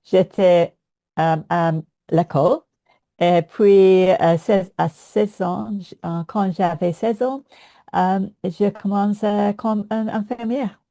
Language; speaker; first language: French; non-native, learner; English